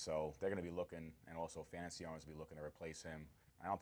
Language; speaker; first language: English; native; English